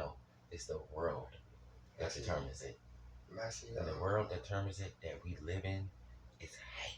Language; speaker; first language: English; native; English